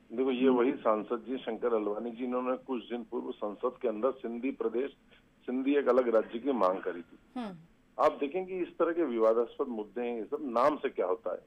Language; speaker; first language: Hindi; native; Hindi